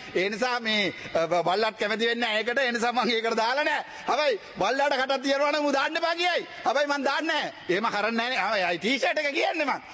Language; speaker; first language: Sinhala; non-native, local second language; Tamil